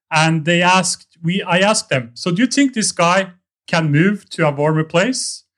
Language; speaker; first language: English; non-native, fluent; Norwegian